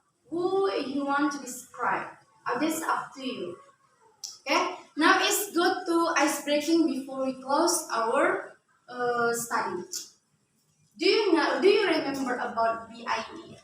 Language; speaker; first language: English; non-native, learner; Indonesian